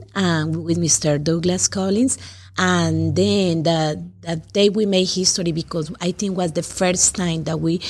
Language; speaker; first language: English; non-native, learner; Spanish